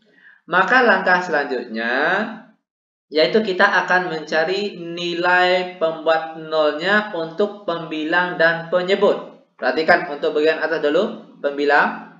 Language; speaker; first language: Indonesian; native; Indonesian